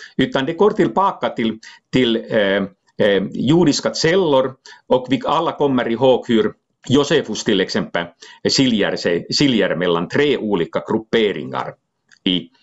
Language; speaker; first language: Swedish; non-native, local second language; Finnish